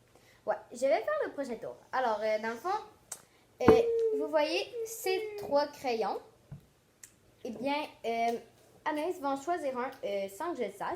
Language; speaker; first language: French; native; French